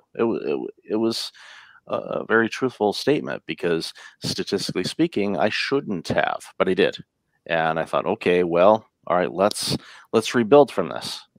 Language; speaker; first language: English; native; English